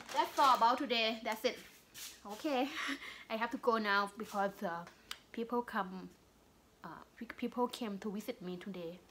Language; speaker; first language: English; non-native, learner; Thai